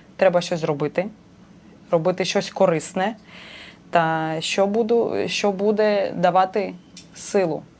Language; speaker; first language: Ukrainian; non-native, local second language; Russian